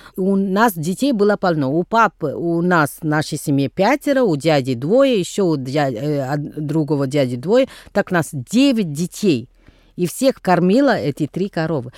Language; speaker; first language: Russian; non-native, fluent; Tamil